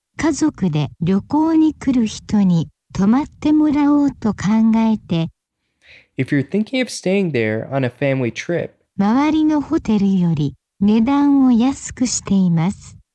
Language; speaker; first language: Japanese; non-native, fluent; English